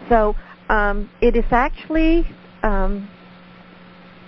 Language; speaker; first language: English; non-native, fluent; Dutch